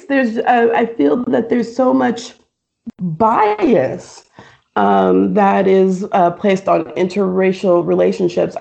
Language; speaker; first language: English; native; English